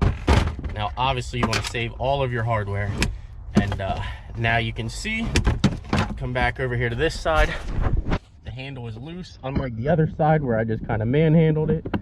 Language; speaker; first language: English; native; English